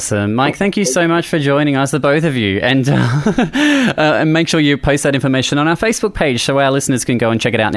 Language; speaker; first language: English; native; English